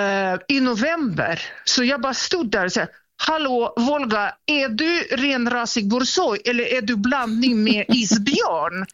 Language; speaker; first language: Swedish; non-native, fluent; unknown